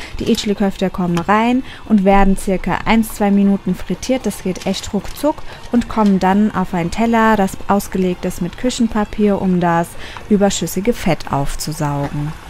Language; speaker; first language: German; early bilingual, other home language; Turkish